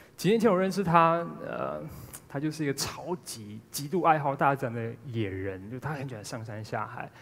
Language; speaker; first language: Chinese; native; Chinese